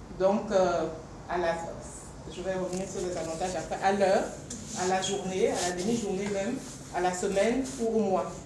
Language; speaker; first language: French; non-native, local second language; Bambara